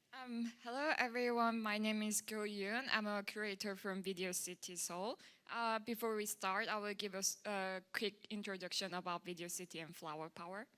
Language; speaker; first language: English; non-native, fluent; Korean